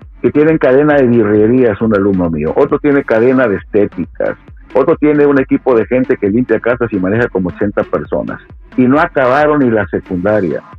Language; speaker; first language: Spanish; native; Spanish